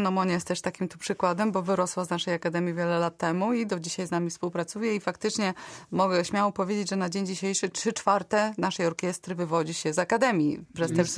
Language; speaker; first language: Polish; native; Polish